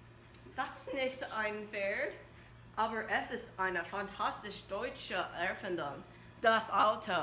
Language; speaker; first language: German; non-native, learner; English